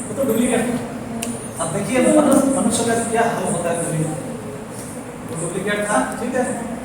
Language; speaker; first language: Hindi; non-native, local second language; Telugu